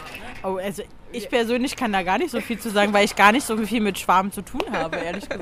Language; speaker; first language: German; native; German